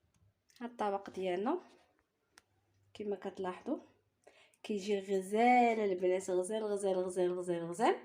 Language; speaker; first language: Arabic; native; Arabic